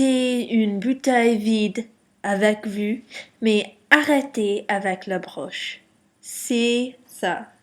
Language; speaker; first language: French; non-native, learner; English